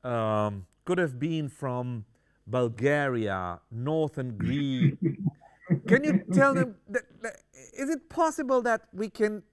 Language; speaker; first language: English; non-native, fluent; Romanian